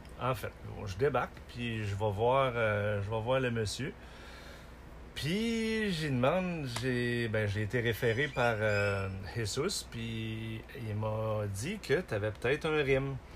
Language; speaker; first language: French; native; French